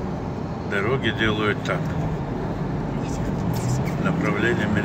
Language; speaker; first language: Russian; non-native, local second language; Chechen